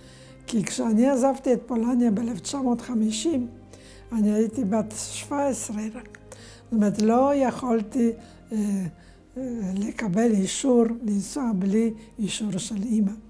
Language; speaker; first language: Hebrew; non-native, fluent; Polish